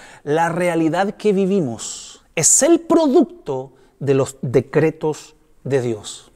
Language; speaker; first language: Spanish; native; Spanish